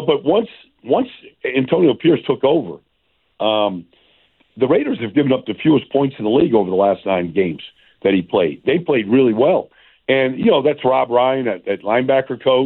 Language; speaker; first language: English; native; English